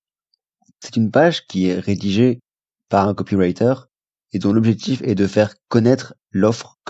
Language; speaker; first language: French; native; French